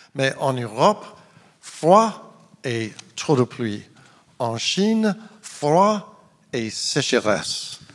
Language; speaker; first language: French; non-native, learner; English